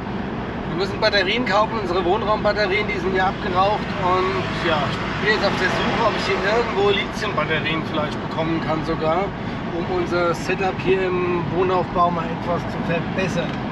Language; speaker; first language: German; native; German